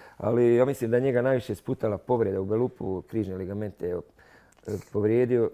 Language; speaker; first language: Croatian; native; Croatian